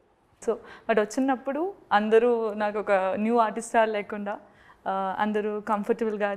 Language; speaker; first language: Telugu; non-native, learner; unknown